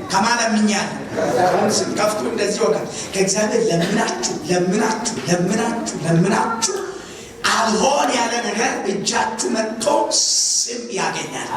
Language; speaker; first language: Amharic; native; Amharic